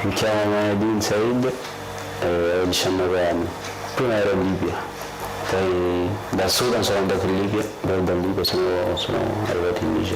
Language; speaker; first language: Italian; non-native, fluent; Arabic